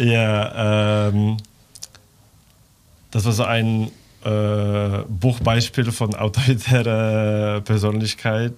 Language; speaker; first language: German; non-native, fluent; Polish